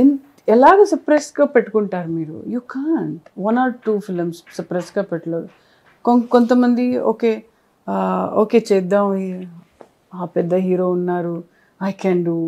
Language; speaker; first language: Telugu; non-native, local second language; Kannada